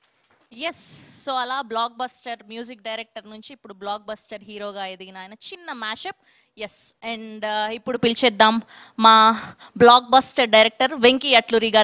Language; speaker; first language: Telugu; native; Telugu